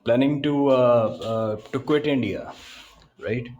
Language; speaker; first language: English; non-native, local second language; Punjabi